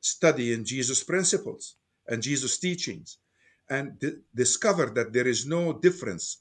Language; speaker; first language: English; non-native, fluent; Arabic